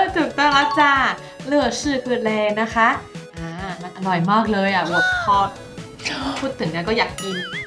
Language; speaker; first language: Thai; non-native, fluent; Chinese